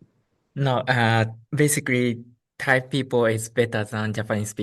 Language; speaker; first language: English; non-native, learner; Japanese